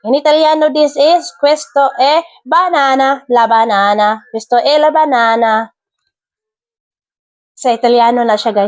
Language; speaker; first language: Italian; non-native, learner; Cebuano